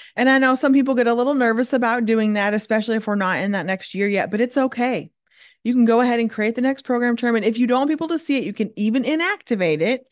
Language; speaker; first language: English; native; English